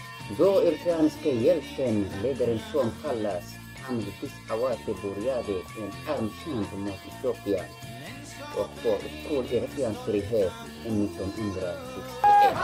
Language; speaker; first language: Swedish; non-native, learner; Tigrinya